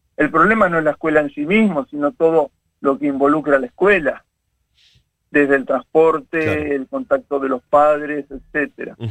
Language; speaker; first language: Spanish; native; Spanish